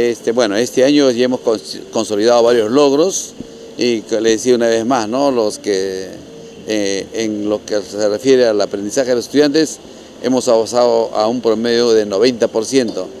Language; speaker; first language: Spanish; native; Spanish